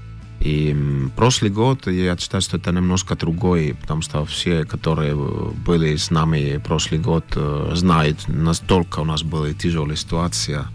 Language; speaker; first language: Russian; non-native, fluent; Finnish